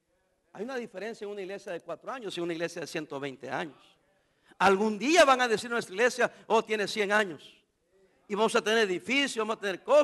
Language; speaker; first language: Spanish; native; Spanish